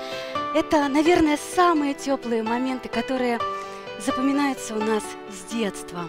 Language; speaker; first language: Russian; native; Russian